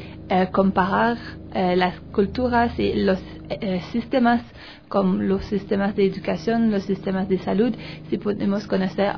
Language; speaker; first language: Spanish; non-native, learner; French